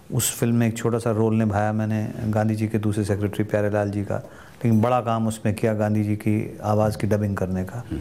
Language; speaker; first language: Hindi; native; Hindi